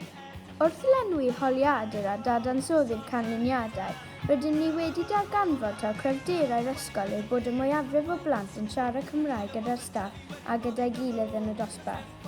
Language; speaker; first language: Welsh; non-native, local second language; English